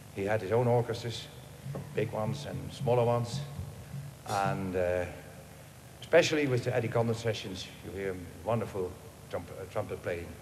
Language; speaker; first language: English; non-native, fluent; Dutch